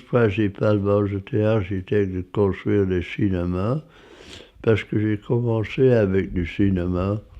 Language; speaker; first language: French; non-native, fluent; English